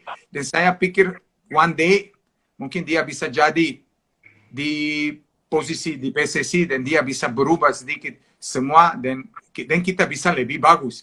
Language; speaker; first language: Indonesian; non-native, fluent; Serbian